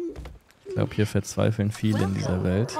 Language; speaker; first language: German; native; German